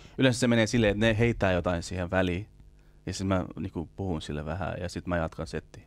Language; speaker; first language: Finnish; early bilingual, other home language; Kurdish